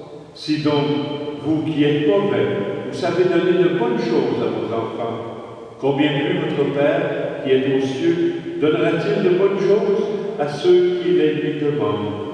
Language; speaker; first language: French; native; French